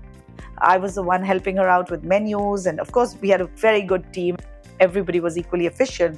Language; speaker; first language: English; non-native, local second language; Hindi